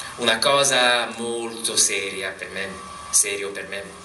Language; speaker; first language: Italian; non-native, fluent; English